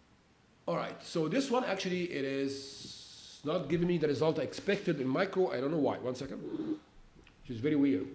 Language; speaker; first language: English; non-native, fluent; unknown